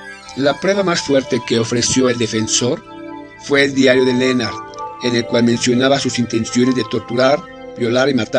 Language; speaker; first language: Spanish; native; Spanish